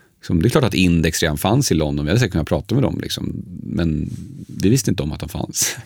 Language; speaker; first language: Swedish; early bilingual, other home language; Polish